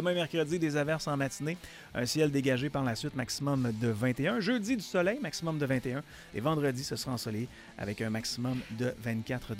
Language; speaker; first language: French; native; French